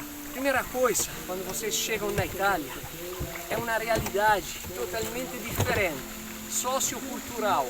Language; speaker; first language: Portuguese; non-native, fluent; Italian